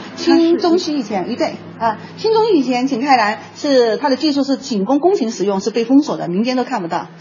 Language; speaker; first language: Chinese; native; Chinese